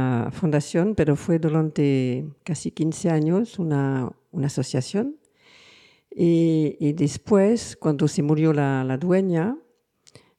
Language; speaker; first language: Spanish; non-native, fluent; French